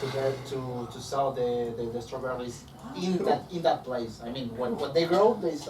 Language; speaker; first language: English; non-native, fluent; Spanish